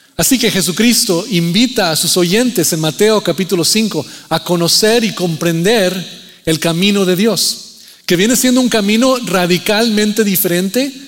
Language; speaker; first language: Spanish; early bilingual, heritage; Spanish